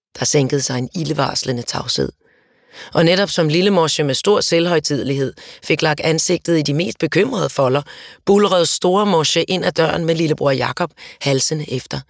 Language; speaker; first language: Danish; native; Danish